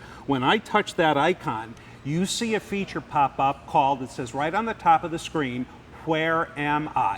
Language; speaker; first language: English; native; English